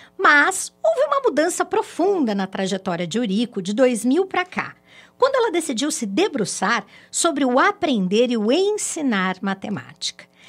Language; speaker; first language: Portuguese; native; Portuguese